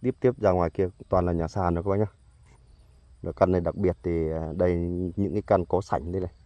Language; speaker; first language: Vietnamese; non-native, local second language; Iu Mien